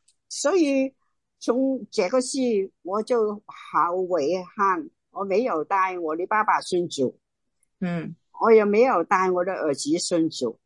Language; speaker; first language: Chinese; non-native, local second language; Cantonese